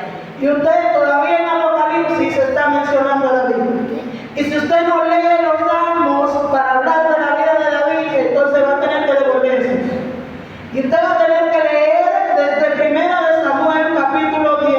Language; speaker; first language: Spanish; native; Spanish